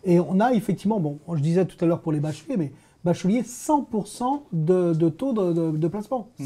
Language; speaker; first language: French; native; French